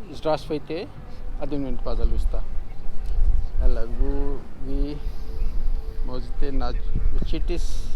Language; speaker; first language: Russian; non-native, learner; Urdu